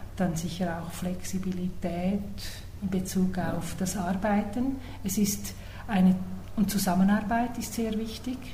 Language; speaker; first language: German; native; German